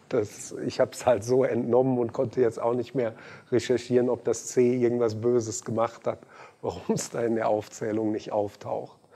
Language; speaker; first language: German; native; German